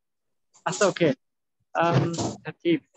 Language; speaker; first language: Arabic; non-native, learner; German